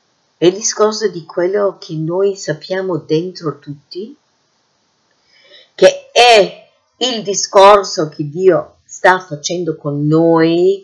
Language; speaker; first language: Italian; non-native, fluent; English